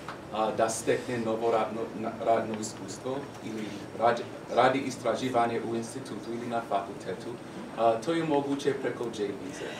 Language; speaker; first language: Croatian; non-native, learner; English